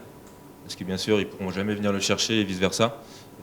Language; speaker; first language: French; native; French